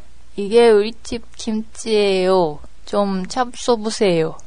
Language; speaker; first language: Korean; non-native, learner; Japanese